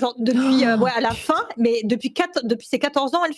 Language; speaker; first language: French; native; French